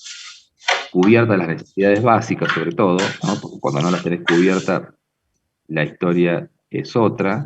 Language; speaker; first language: Spanish; native; Spanish